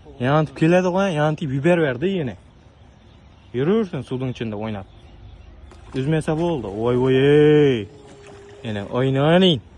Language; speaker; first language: Uzbek; native; Uzbek